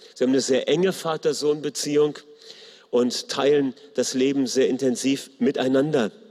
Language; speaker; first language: German; native; German